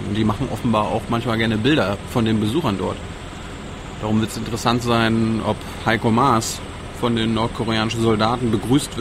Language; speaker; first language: German; native; German